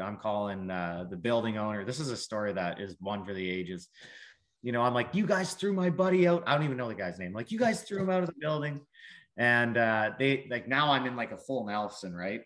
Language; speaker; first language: English; native; English